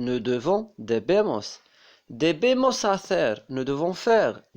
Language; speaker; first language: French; non-native, local second language; Arabic